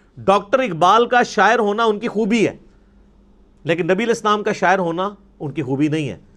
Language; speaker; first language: Urdu; non-native, local second language; Punjabi